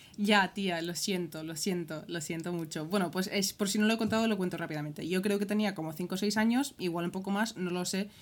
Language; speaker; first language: Spanish; early bilingual, other home language; English